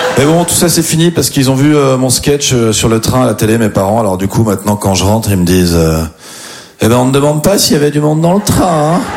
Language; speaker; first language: French; native; French